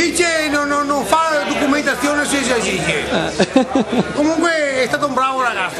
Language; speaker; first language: Italian; native; Italian